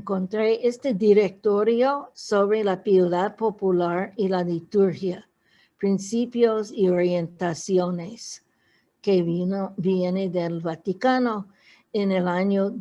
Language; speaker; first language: Spanish; non-native, fluent; English